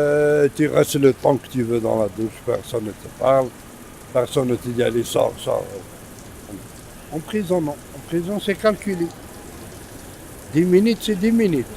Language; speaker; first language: French; non-native, local second language; Arabic